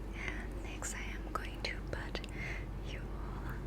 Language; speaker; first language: English; non-native, learner; Thai